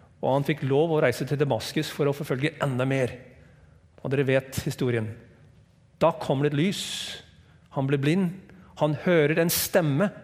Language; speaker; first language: Norwegian; non-native, fluent; English